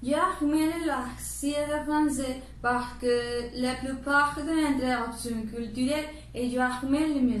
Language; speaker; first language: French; non-native, learner; Spanish